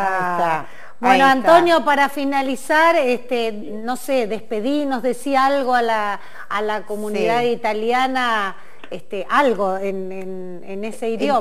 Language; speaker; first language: Spanish; native; Spanish